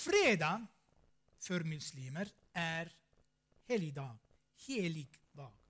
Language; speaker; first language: Swedish; non-native, fluent; Armenian